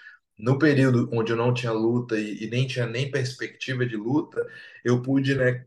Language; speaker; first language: Portuguese; native; Portuguese